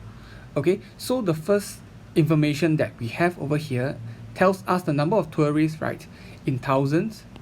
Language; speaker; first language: English; native; English